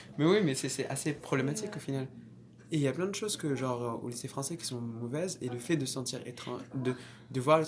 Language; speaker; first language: French; non-native, local second language; Arabic